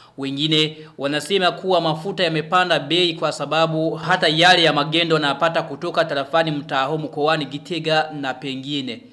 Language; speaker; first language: Swahili; non-native, local second language; Rundi